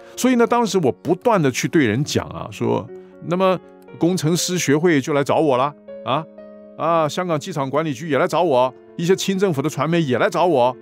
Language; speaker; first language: Chinese; non-native, local second language; Cantonese